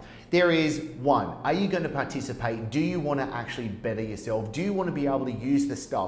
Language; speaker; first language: English; native; English